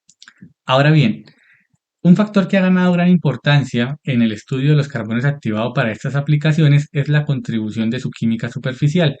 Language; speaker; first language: Spanish; native; Spanish